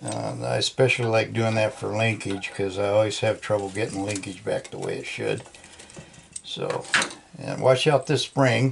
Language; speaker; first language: English; native; English